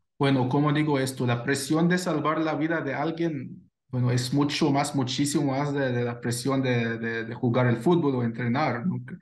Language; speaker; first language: Spanish; non-native, fluent; Arabic